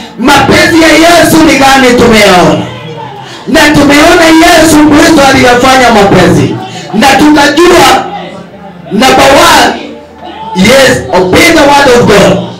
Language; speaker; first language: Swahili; non-native, local second language; Kikuyu